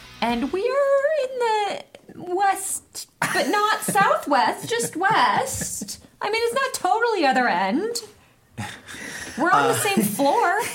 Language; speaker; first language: English; native; English